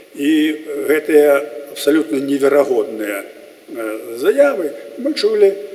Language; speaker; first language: Russian; non-native, local second language; Belarusian